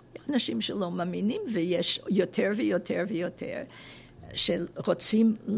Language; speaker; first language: Hebrew; non-native, fluent; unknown